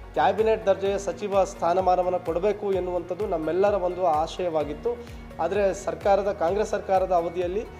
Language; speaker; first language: Kannada; non-native, local second language; Lambadi